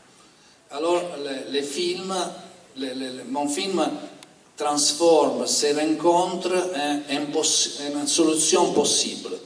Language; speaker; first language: French; non-native, learner; Italian